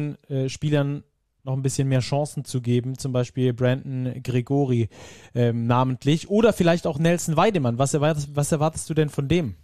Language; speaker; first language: German; native; German